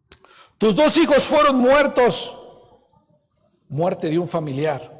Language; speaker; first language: Spanish; native; Spanish